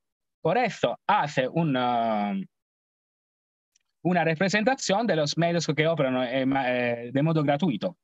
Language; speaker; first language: Spanish; non-native, learner; Italian